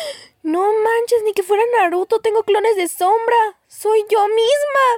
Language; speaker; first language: Spanish; native; Spanish